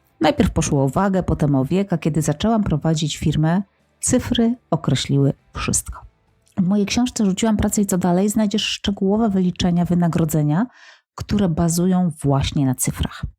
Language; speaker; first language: Polish; native; Polish